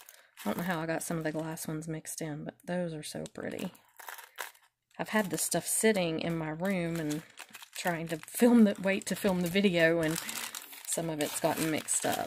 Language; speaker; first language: English; native; English